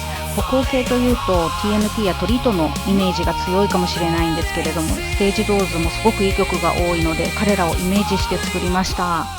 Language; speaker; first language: Japanese; native; Japanese